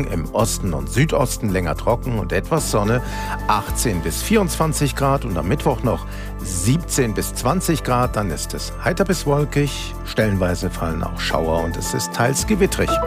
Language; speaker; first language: German; native; German